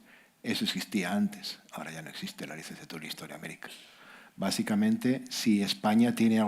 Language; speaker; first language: Spanish; native; Spanish